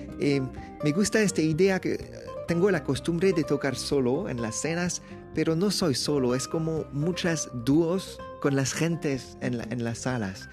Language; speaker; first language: Spanish; non-native, learner; French